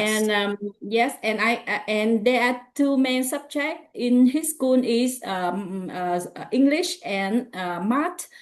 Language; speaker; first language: English; non-native, learner; Vietnamese